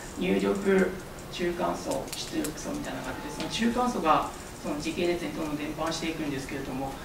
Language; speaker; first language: Japanese; early bilingual, other home language; Chinese